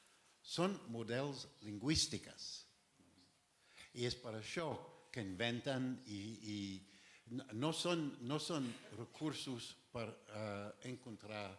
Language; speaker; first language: Catalan; non-native, fluent; French